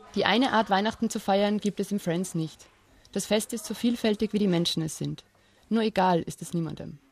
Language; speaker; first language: German; native; German